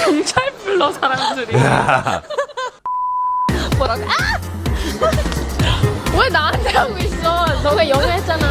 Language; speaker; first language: Korean; early bilingual, heritage; English